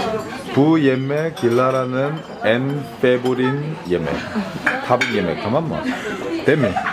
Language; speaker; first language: Turkish; non-native, learner; Korean